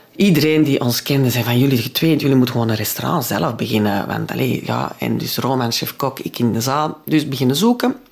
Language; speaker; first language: Dutch; non-native, local second language; French